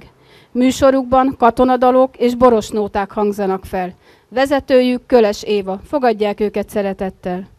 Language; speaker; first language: Hungarian; native; Hungarian